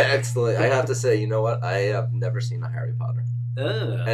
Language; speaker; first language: English; native; English